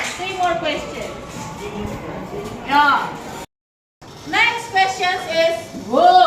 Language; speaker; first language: English; non-native, learner; Indonesian